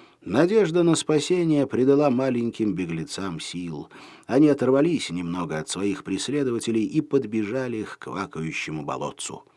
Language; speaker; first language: Russian; native; Russian